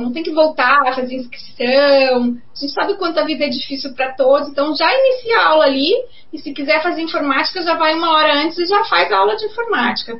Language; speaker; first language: Portuguese; native; Portuguese